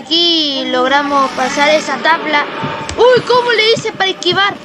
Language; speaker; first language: Spanish; native; Spanish